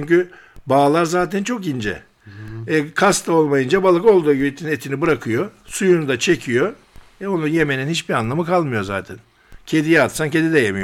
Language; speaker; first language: Turkish; native; Turkish